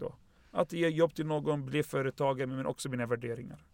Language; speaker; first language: Swedish; non-native, fluent; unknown